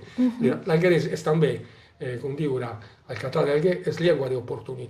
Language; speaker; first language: Catalan; non-native, local second language; Italian